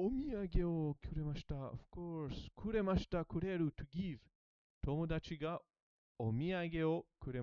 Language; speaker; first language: Japanese; non-native, learner; English